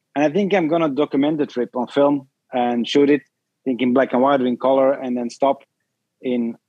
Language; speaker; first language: English; non-native, fluent; Dutch